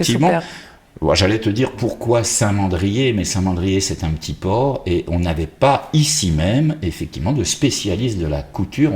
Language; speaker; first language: French; native; French